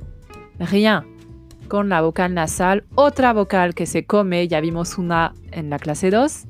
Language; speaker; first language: Spanish; non-native, fluent; French